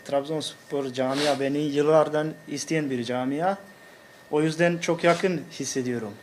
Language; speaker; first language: Turkish; non-native, fluent; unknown